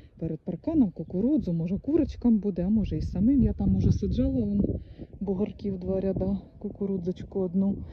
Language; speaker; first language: Ukrainian; native; Ukrainian